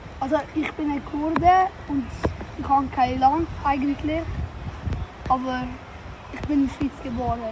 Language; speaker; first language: German; early bilingual, other home language; Kurdish